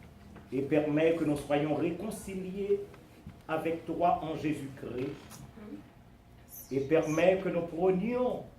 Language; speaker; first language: French; non-native, local second language; Haitian Creole